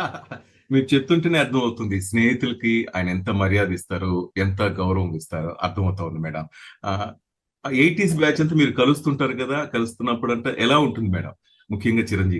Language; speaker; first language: Telugu; native; Telugu